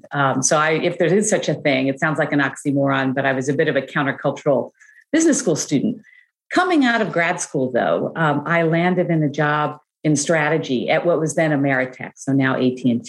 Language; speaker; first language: English; native; English